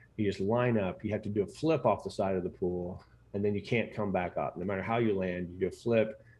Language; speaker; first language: English; native; English